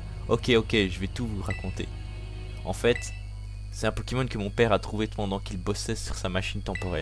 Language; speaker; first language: French; native; French